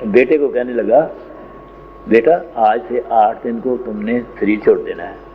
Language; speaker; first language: Hindi; non-native, local second language; Punjabi